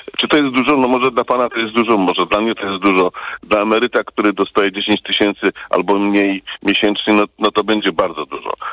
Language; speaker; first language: Polish; early bilingual, heritage; Polish